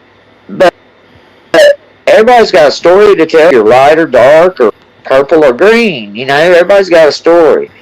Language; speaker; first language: English; native; English